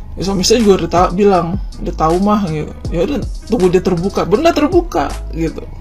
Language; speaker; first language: Indonesian; native; Indonesian